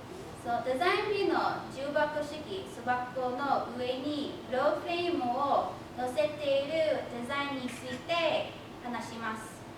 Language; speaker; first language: Japanese; non-native, fluent; English